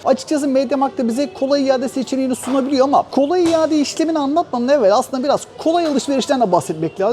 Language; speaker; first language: Turkish; native; Turkish